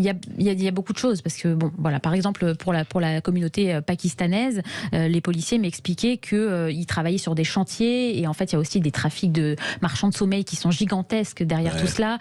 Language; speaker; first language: French; native; French